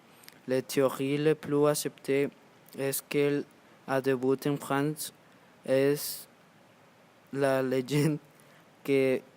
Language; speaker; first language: French; non-native, learner; Spanish